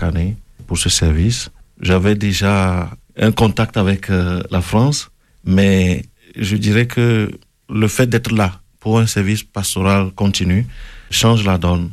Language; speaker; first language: French; non-native, local second language; Ewe